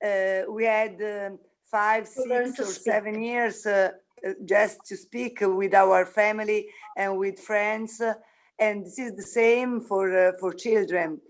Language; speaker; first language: English; non-native, learner; Italian